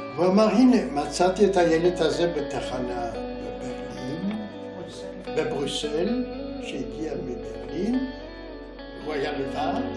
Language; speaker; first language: Hebrew; non-native, fluent; German